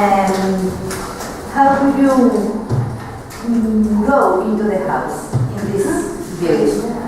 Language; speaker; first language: English; non-native, fluent; Spanish